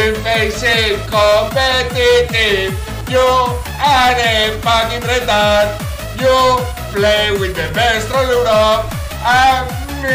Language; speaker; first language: English; non-native, learner; Spanish